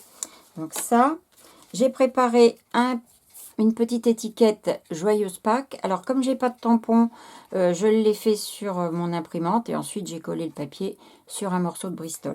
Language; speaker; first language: French; native; French